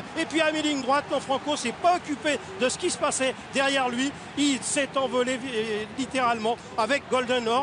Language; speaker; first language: French; native; French